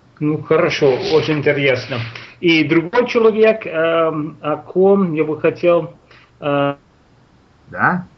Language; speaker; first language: Russian; non-native, learner; English